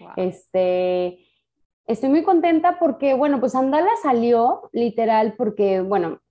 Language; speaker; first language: Spanish; native; Spanish